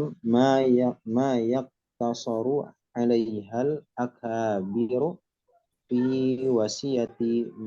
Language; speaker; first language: Arabic; non-native, learner; Indonesian